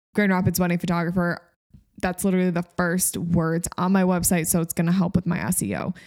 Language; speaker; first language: English; native; English